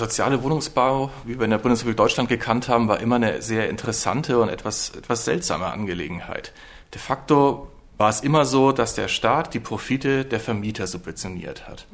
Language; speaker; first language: German; native; German